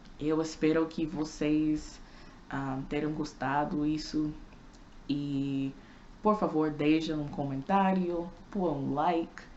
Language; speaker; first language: Portuguese; non-native, learner; English